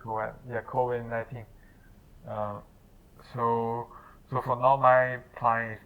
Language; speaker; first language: English; non-native, learner; Chinese